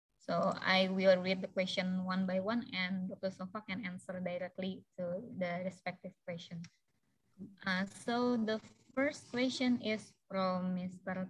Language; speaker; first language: English; non-native, fluent; Indonesian